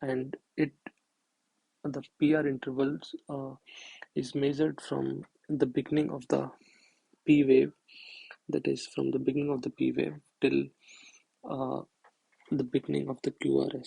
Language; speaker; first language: English; non-native, local second language; Hindi